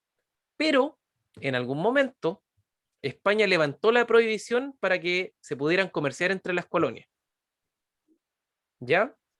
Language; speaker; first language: Spanish; native; Spanish